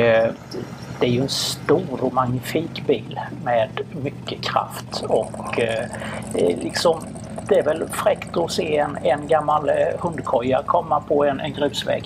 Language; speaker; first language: Swedish; native; Swedish